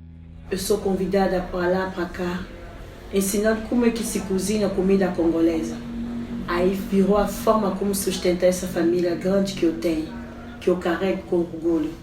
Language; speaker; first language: Portuguese; non-native, fluent; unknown